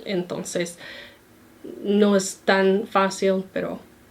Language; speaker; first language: Spanish; non-native, fluent; English